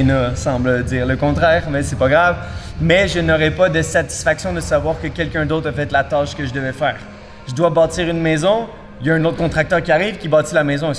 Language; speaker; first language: French; native; French